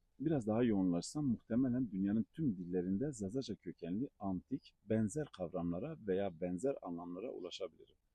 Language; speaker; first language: Turkish; non-native, local second language; Zaza